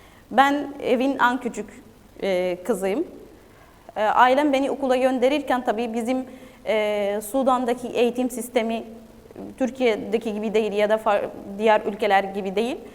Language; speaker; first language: Turkish; non-native, fluent; Arabic